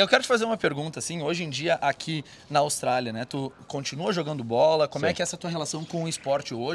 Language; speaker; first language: Portuguese; native; Portuguese